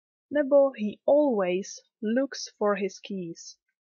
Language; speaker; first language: English; non-native, fluent; Czech